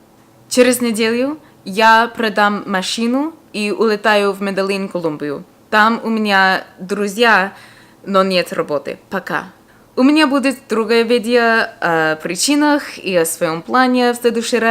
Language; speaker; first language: Russian; non-native, fluent; English